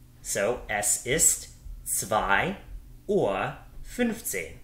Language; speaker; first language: German; non-native, fluent; English